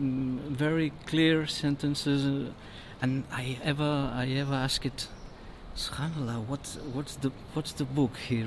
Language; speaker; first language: English; non-native, learner; Spanish